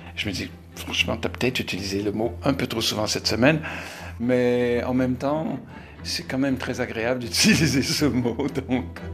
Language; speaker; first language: French; native; French